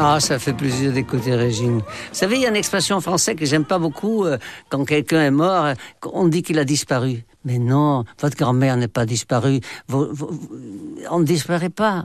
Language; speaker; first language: French; non-native, fluent; Dutch